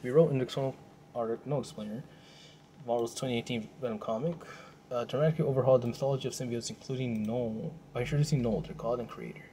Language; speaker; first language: English; native; English